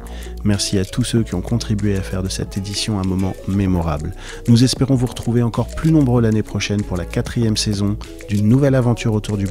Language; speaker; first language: French; native; French